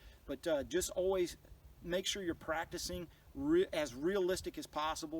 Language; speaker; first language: English; native; English